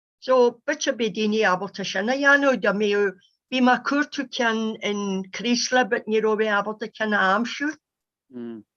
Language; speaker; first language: Irish; non-native, local second language; English